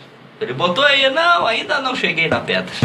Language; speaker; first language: Portuguese; native; Portuguese